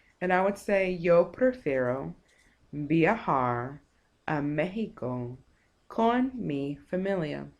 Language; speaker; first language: Spanish; non-native, fluent; English